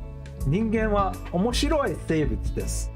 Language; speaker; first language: Japanese; non-native, learner; English